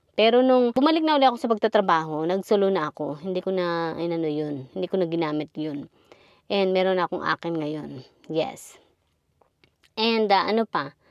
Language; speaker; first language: Filipino; native; Filipino